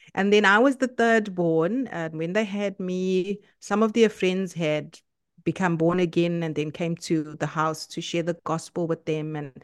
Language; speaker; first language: English; native; English